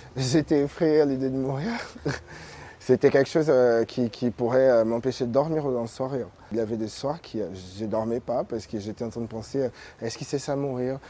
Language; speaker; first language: French; non-native, fluent; Portuguese